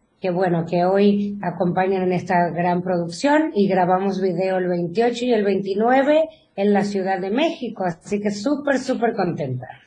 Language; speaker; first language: Spanish; native; Spanish